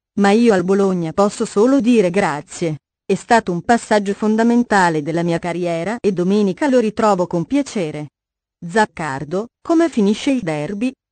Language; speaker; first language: Italian; native; Italian